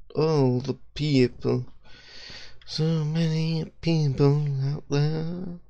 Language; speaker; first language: English; native; English